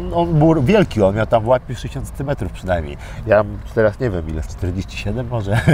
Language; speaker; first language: Polish; early bilingual, other home language; Armenian